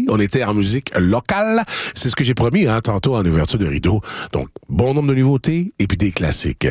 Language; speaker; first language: French; native; French